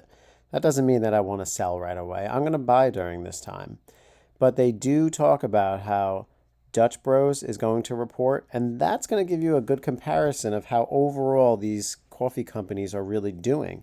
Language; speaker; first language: English; native; English